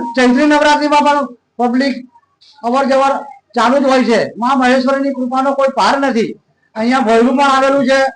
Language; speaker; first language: Gujarati; native; Gujarati